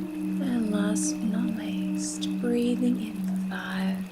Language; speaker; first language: English; native; English